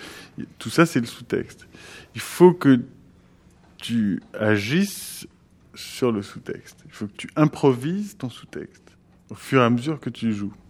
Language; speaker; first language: French; native; French